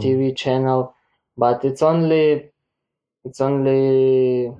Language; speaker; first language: English; non-native, learner; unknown